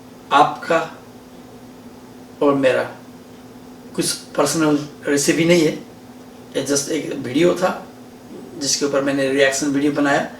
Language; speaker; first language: Hindi; non-native, learner; Nepali